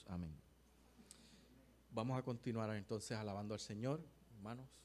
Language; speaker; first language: Spanish; native; Spanish